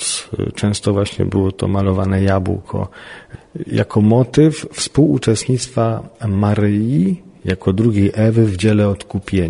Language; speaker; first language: Polish; native; Polish